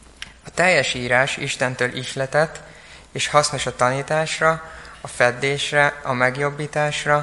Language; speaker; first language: Hungarian; native; Hungarian